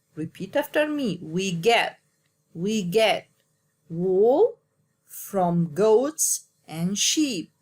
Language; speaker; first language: English; non-native, learner; Arabic